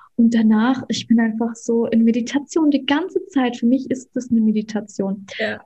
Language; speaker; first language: German; early bilingual, other home language; Russian